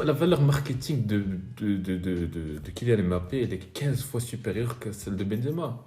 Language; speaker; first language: French; native; French